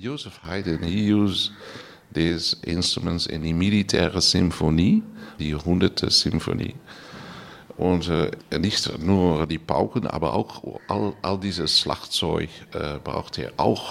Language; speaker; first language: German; non-native, learner; Dutch